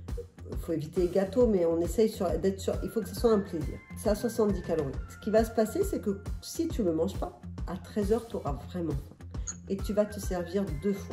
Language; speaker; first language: French; native; French